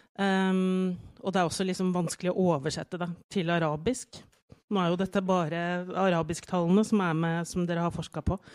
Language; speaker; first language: Norwegian; native; Norwegian